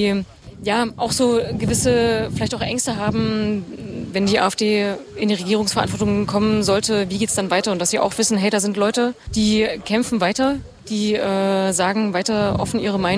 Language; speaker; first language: German; native; German